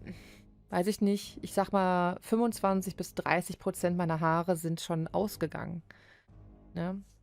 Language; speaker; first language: German; native; German